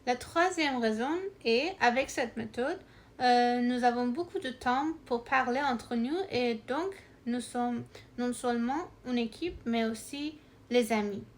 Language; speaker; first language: French; non-native, learner; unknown